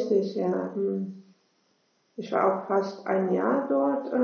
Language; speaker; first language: German; non-native, fluent; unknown